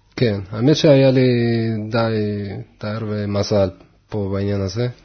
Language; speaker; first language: Hebrew; non-native, fluent; Spanish